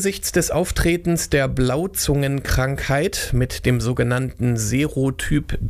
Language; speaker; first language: German; native; German